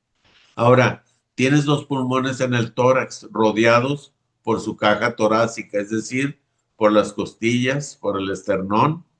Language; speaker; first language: Spanish; native; Spanish